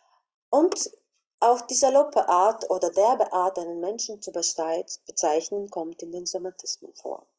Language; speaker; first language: German; non-native, fluent; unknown